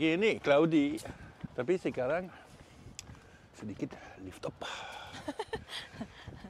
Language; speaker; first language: Indonesian; non-native, learner; French